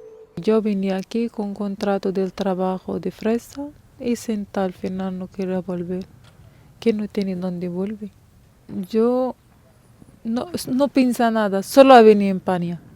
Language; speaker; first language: Spanish; non-native, learner; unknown